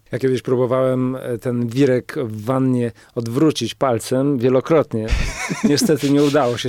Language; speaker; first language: Polish; native; Polish